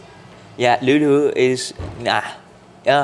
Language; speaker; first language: Dutch; non-native, learner; English